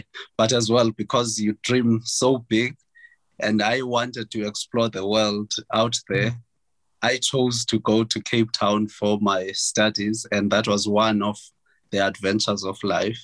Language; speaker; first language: English; non-native, local second language; Xhosa